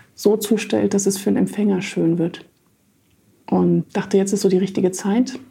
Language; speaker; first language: German; native; German